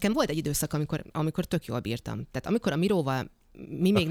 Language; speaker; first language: Hungarian; native; Hungarian